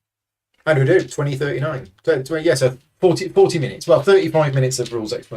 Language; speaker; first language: English; native; English